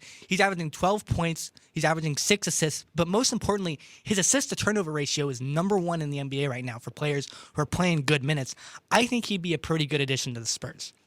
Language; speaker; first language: English; native; English